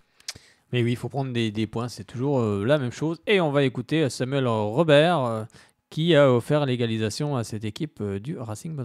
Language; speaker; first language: French; native; French